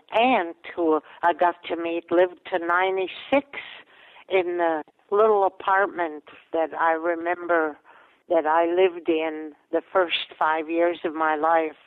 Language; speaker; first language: English; non-native, fluent; Latvian